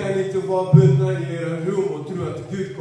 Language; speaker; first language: Swedish; non-native, fluent; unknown